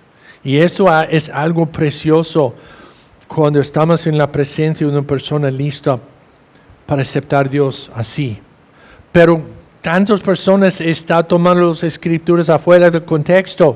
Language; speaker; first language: Spanish; non-native, fluent; English